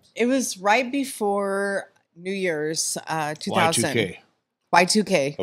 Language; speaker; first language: English; native; English